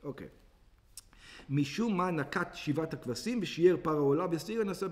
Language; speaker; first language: Hebrew; non-native, fluent; English